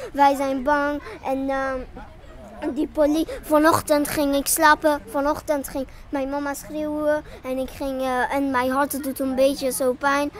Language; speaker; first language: Dutch; non-native, learner; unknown